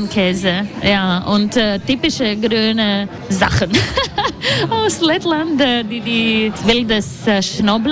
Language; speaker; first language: German; non-native, learner; Latvian